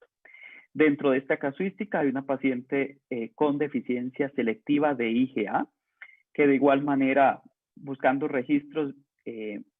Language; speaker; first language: Spanish; native; Spanish